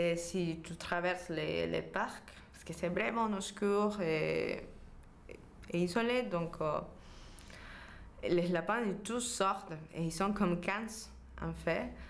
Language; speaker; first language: French; non-native, fluent; Spanish